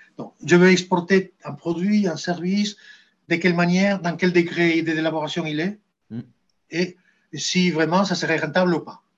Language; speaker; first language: French; non-native, fluent; Spanish